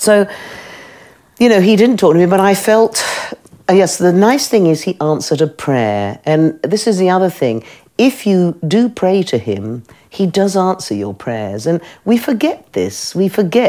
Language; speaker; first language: English; native; English